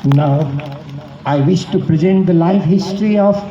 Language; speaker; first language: English; non-native, local second language; Hindi